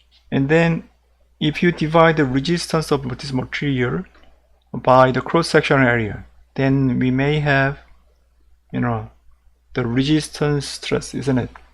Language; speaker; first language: English; non-native, fluent; Korean